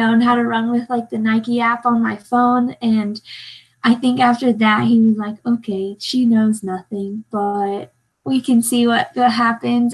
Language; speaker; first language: English; native; English